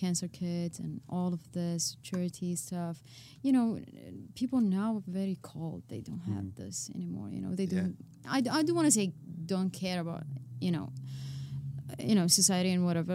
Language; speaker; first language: English; non-native, fluent; Arabic